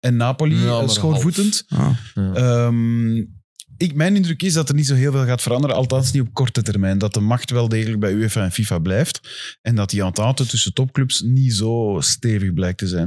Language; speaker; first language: Dutch; native; Dutch